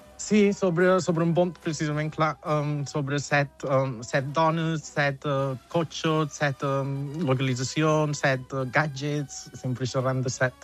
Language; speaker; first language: Catalan; native; Catalan